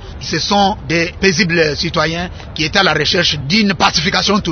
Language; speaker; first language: French; non-native, local second language; Luba-Lulua